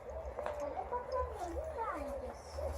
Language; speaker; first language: Turkish; non-native, learner; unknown